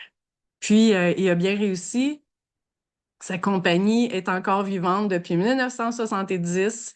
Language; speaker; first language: French; native; French